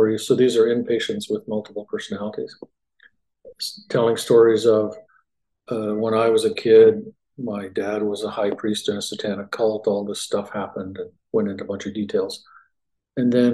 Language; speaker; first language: English; native; English